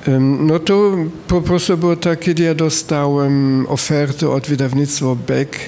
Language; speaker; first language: Polish; non-native, fluent; German